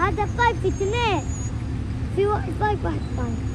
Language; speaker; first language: Arabic; early bilingual, other home language; Hindi